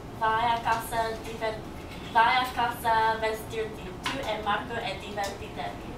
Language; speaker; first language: Italian; non-native, learner; English